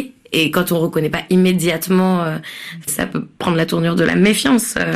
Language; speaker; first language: French; native; French